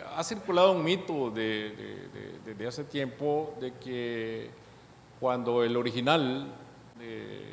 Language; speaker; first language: Spanish; native; Spanish